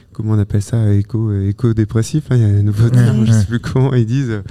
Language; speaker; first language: French; native; French